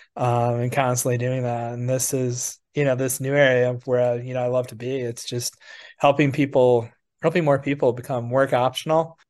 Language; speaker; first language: English; native; English